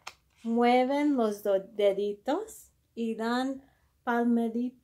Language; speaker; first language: Spanish; early bilingual, heritage; Spanish